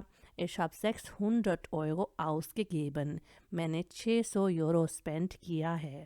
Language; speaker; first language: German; non-native, fluent; Urdu